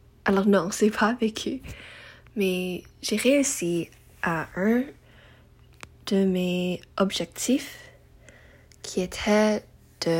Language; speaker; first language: French; non-native, learner; English